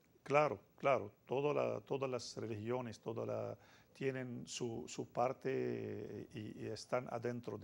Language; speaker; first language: Spanish; non-native, fluent; Arabic